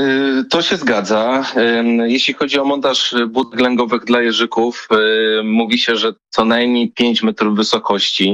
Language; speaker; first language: Polish; native; Polish